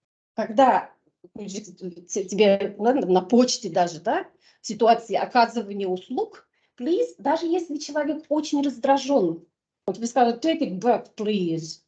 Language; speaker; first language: Russian; native; Russian